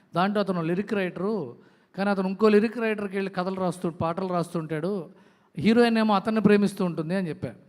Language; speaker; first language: Telugu; native; Telugu